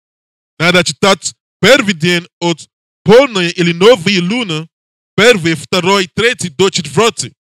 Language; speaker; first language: Russian; non-native, learner; English